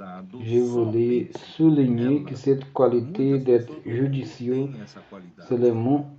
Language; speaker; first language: French; non-native, learner; Portuguese